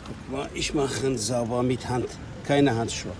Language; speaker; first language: German; non-native, learner; Turkish